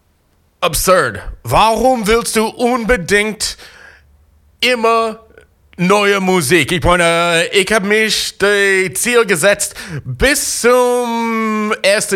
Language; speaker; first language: German; non-native, fluent; English